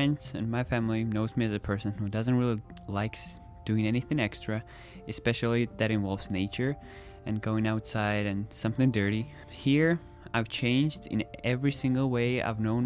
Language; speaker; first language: English; non-native, fluent; Georgian